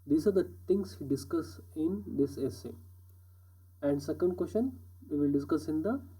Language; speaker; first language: English; non-native, local second language; Kannada